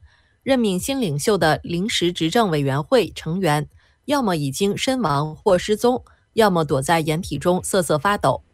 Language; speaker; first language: Chinese; native; Chinese